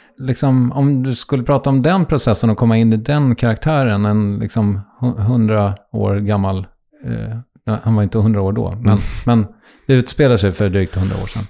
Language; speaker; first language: Swedish; native; Swedish